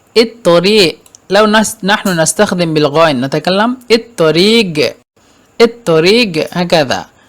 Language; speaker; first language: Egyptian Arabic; non-native, fluent; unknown